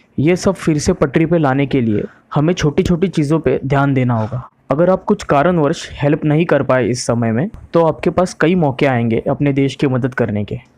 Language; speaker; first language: Hindi; non-native, local second language; Marathi